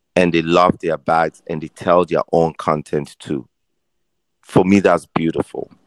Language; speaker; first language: English; non-native, local second language; Akan